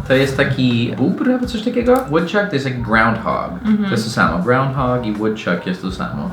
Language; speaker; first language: Polish; non-native, fluent; English